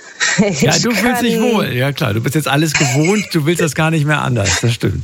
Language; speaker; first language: German; native; German